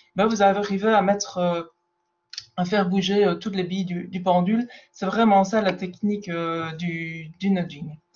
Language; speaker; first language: French; native; French